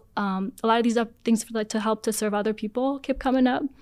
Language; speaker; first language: English; early bilingual, other home language; Polish